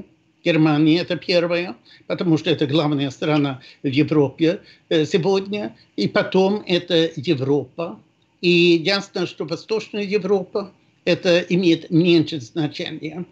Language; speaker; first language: Russian; non-native, fluent; Swedish